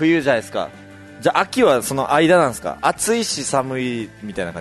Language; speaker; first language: Japanese; native; Japanese